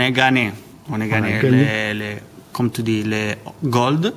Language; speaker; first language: French; non-native, learner; Italian